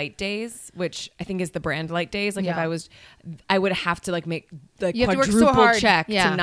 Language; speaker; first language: English; native; English